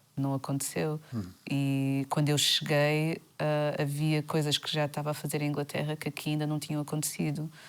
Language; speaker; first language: Portuguese; native; Portuguese